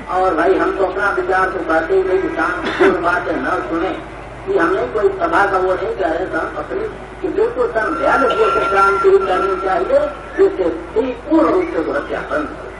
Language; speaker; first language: Hindi; native; Hindi